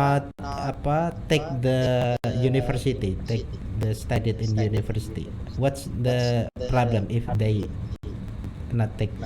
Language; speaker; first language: English; non-native, learner; Indonesian